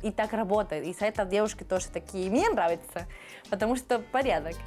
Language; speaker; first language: Russian; non-native, fluent; Spanish